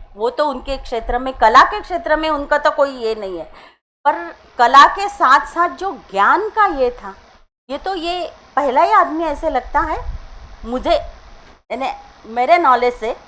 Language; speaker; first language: Hindi; non-native, local second language; Marathi